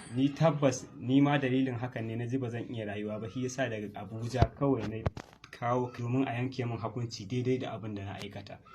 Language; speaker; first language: Hausa; native; Hausa